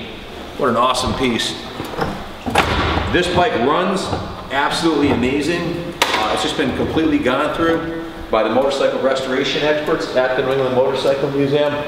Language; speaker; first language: English; native; English